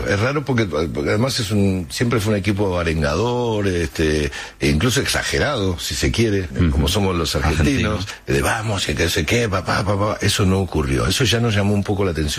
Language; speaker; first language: Spanish; native; Spanish